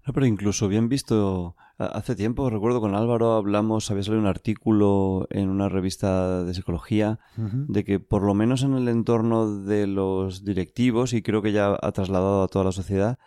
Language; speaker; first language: Spanish; native; Spanish